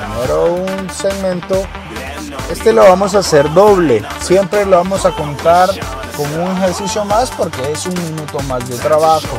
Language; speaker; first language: Spanish; native; Spanish